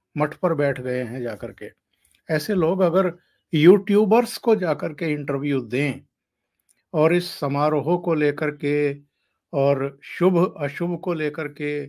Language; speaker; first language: Hindi; native; Hindi